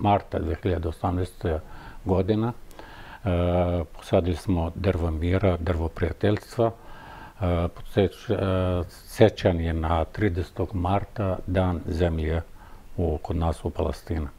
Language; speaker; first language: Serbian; non-native, fluent; Arabic